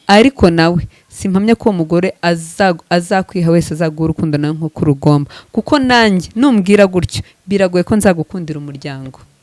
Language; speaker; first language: Kinyarwanda; native; Kinyarwanda